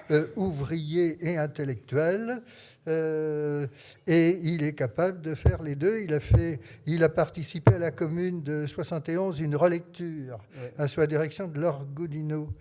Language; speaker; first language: French; native; French